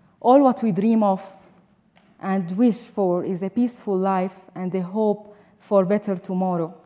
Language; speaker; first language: English; non-native, fluent; Arabic